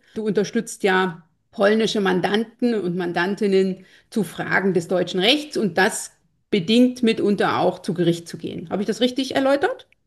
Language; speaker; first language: German; native; German